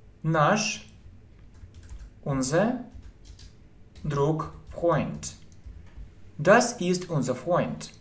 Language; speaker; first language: German; non-native, fluent; Russian